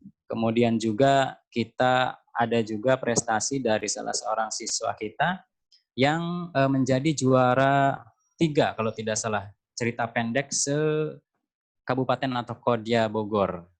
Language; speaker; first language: Indonesian; native; Indonesian